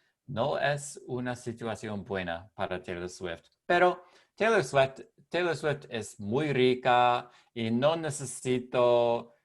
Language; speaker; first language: Spanish; non-native, learner; English